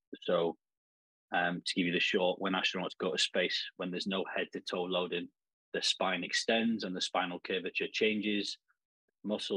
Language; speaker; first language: English; native; English